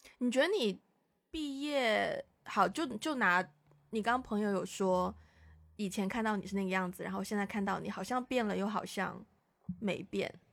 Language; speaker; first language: Chinese; native; Chinese